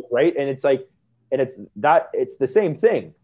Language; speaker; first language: English; native; English